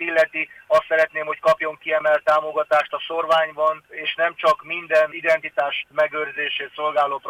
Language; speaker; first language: Hungarian; native; Hungarian